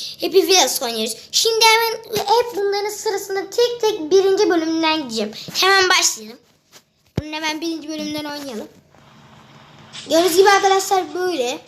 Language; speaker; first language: Turkish; native; Turkish